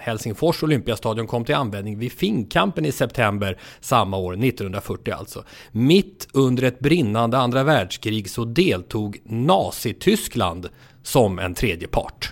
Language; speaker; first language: Swedish; native; Swedish